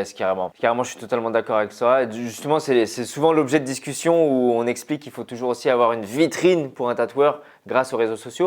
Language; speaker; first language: French; native; French